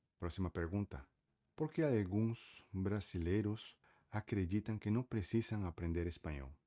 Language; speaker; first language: Portuguese; non-native, fluent; Spanish